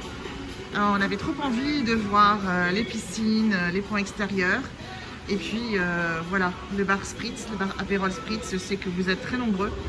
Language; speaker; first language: French; native; French